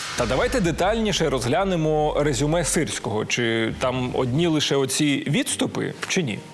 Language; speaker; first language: Ukrainian; native; Ukrainian